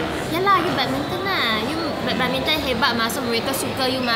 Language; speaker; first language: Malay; non-native, local second language; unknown